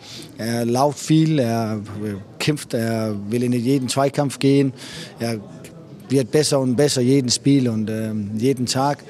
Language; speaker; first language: German; non-native, fluent; Danish